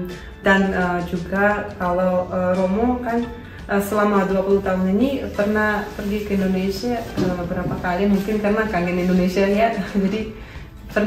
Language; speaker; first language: Indonesian; non-native, fluent; Russian